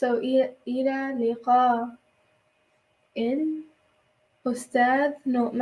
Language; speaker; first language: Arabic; non-native, learner; English